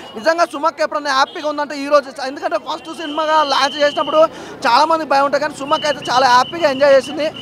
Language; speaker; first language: Telugu; native; Telugu